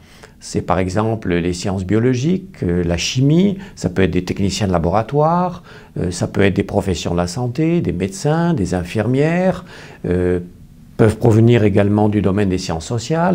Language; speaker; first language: French; native; French